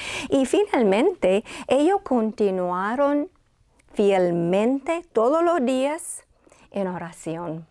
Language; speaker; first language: Spanish; non-native, fluent; English